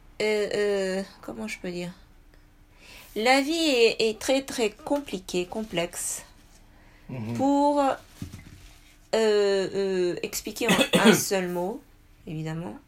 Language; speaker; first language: French; non-native, fluent; Japanese